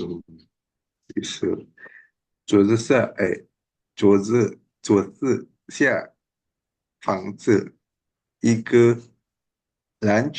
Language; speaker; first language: Chinese; non-native, learner; Indonesian